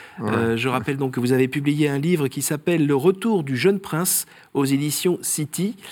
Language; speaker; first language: French; native; French